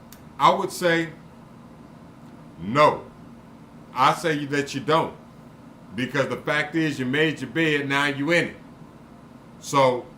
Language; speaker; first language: English; native; English